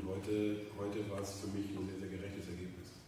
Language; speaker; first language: German; native; German